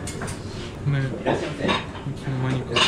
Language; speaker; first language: Japanese; non-native, fluent; Latvian